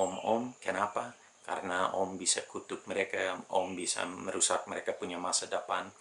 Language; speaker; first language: Indonesian; non-native, fluent; English